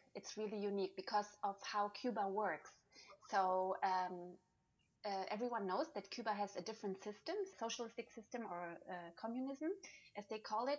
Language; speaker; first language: English; non-native, fluent; German